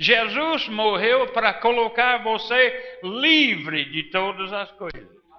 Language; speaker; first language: Portuguese; non-native, fluent; English